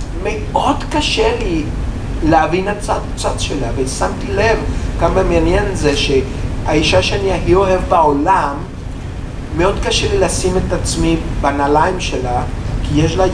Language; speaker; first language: Hebrew; non-native, learner; English